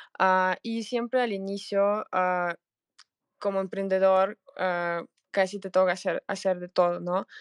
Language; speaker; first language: Spanish; non-native, fluent; Russian